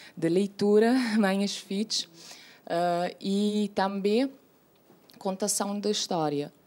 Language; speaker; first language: Portuguese; non-native, local second language; Kabuverdianu